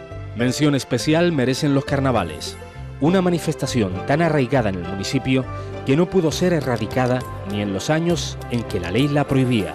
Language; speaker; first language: Spanish; native; Spanish